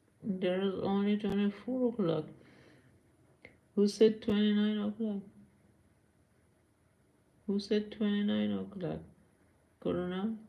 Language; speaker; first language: English; non-native, learner; Persian